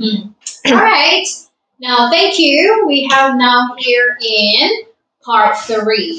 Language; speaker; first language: English; non-native, fluent; Vietnamese